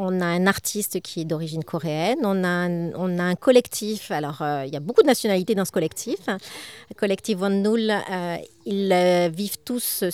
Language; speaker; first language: French; native; French